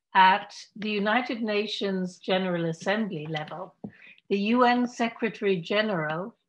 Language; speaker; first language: English; native; English